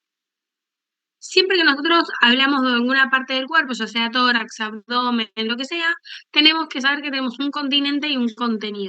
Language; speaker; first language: Spanish; native; Spanish